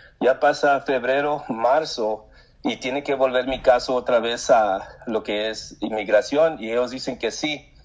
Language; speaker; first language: Spanish; early bilingual, heritage; Spanish